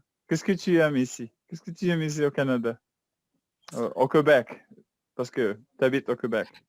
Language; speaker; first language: French; non-native, fluent; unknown